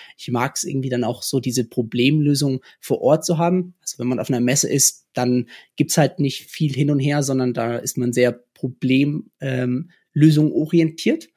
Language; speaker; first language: German; early bilingual, other home language; English